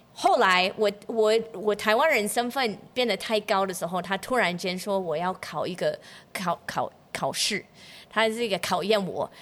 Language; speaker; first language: Chinese; non-native, fluent; English